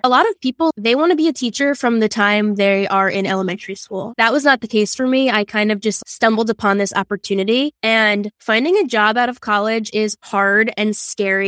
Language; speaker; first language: English; native; English